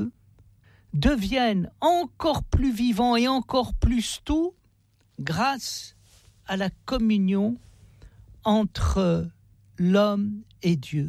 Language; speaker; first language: French; native; French